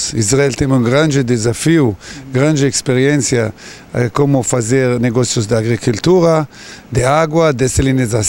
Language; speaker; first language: Portuguese; non-native, learner; Hebrew